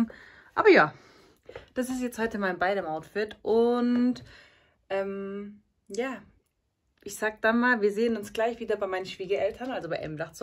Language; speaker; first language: German; early bilingual, other home language; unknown